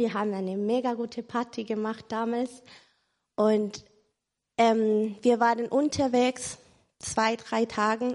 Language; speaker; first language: German; non-native, fluent; Spanish